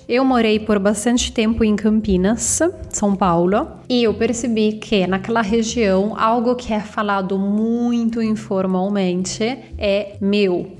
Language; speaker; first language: Portuguese; non-native, fluent; Italian